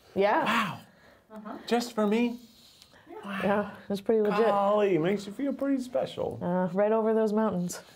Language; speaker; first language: English; native; English